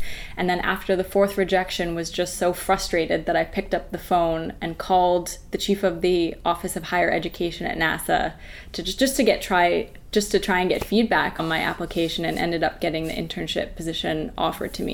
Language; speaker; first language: English; native; English